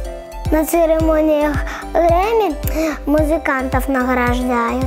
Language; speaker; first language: Ukrainian; non-native, local second language; Russian